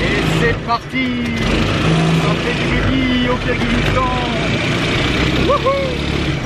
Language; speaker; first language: French; native; French